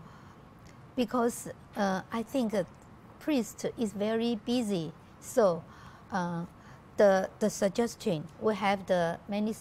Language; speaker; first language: English; non-native, learner; Chinese